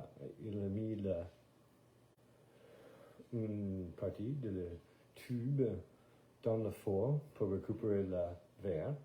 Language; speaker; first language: French; non-native, fluent; English